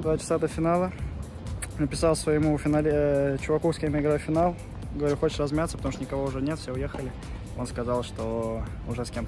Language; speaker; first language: Russian; native; Russian